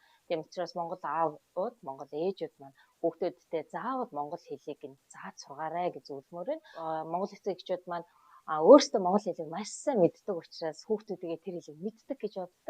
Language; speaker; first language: Mongolian; native; Mongolian